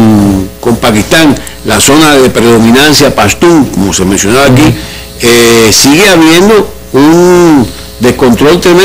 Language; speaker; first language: Spanish; native; Spanish